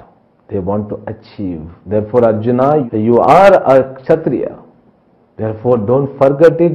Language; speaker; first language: English; non-native, local second language; Telugu